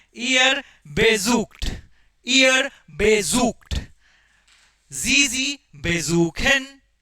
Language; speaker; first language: German; non-native, fluent; Hindi